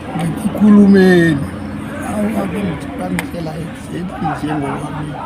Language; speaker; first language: Zulu; non-native, local second language; South Ndebele